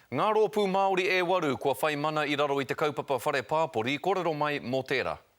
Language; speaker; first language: Māori; non-native, local second language; English